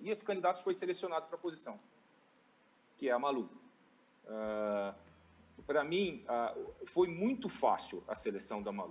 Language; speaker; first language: Portuguese; native; Portuguese